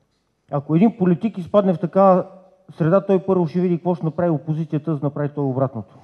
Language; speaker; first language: Bulgarian; native; Bulgarian